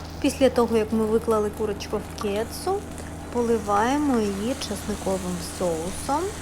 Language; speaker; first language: Ukrainian; native; Ukrainian